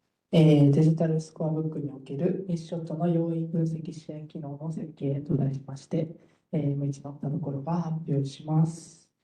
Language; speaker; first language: Japanese; native; Japanese